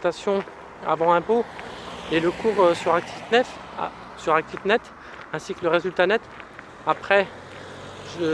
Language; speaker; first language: French; native; French